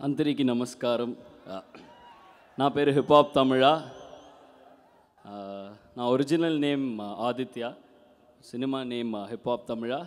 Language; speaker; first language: Telugu; non-native, learner; Tamil